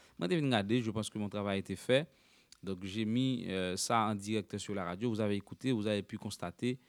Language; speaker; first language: French; non-native, local second language; Haitian Creole